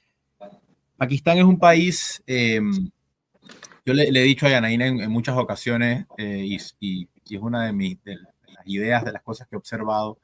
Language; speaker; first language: Spanish; native; Spanish